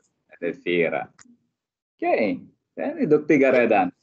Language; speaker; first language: Swedish; non-native, fluent; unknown